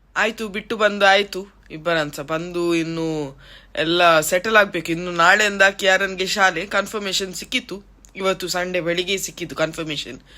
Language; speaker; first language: Kannada; native; Kannada